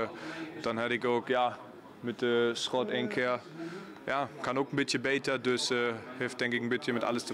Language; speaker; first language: Dutch; non-native, learner; German